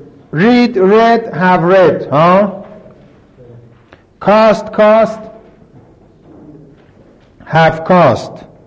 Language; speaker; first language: English; non-native, fluent; Persian